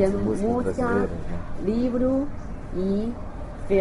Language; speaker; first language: Portuguese; non-native, learner; Chinese